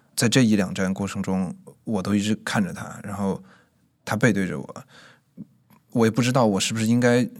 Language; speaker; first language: Chinese; native; Chinese